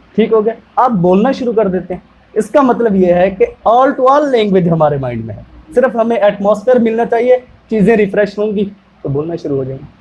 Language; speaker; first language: Urdu; non-native, local second language; Punjabi